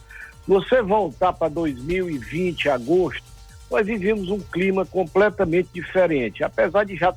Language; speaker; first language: Portuguese; native; Portuguese